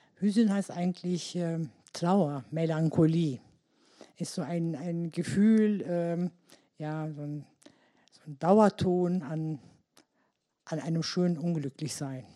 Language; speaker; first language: German; early bilingual, other home language; Turkish